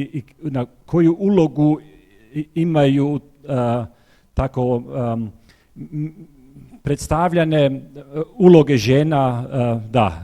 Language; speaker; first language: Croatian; non-native, fluent; German